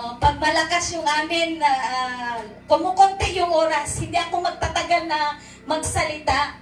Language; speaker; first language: Filipino; non-native, local second language; Cebuano